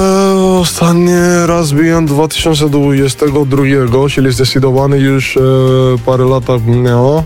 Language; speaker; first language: Polish; non-native, learner; Spanish